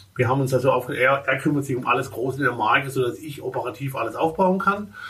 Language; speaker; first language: German; native; German